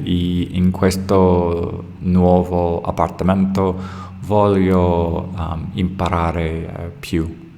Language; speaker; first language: Italian; non-native, learner; English